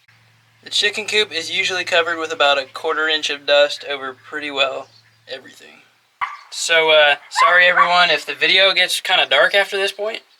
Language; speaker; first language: English; native; English